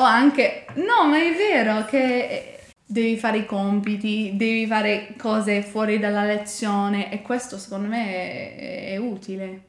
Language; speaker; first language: Italian; non-native, learner; English